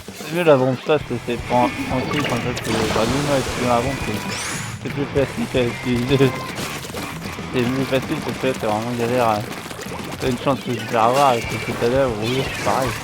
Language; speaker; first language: French; native; French